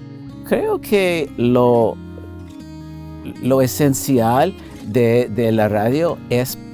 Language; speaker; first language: Spanish; non-native, fluent; English